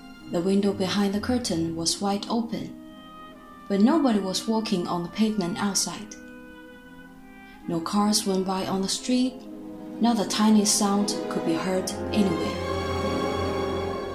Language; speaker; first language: English; non-native, fluent; Chinese